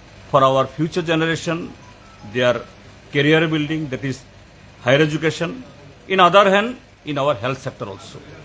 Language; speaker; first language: English; non-native, local second language; Bangla